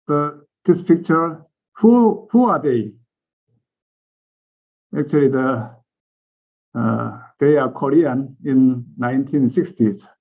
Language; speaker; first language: English; non-native, learner; Korean